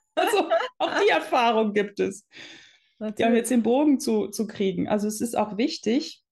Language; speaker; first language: German; early bilingual, other home language; Dutch